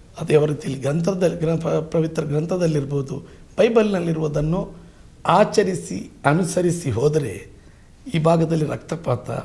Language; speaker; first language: Kannada; non-native, local second language; Tulu